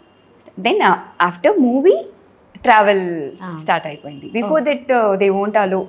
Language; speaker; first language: Telugu; non-native, learner; Tamil